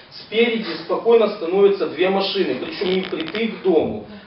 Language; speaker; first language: Russian; non-native, local second language; Ukrainian